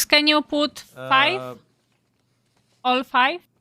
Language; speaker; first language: English; non-native, learner; Polish